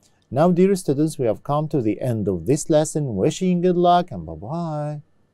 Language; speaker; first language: English; non-native, fluent; Arabic